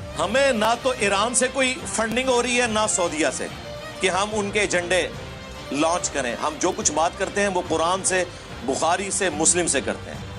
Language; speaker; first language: Urdu; non-native, local second language; Punjabi